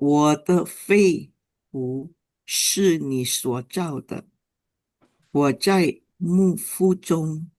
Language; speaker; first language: Chinese; non-native, fluent; Indonesian